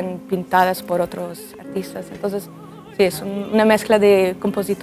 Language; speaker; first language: Spanish; non-native, fluent; French